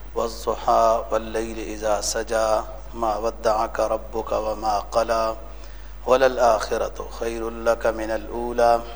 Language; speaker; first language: Urdu; native; Urdu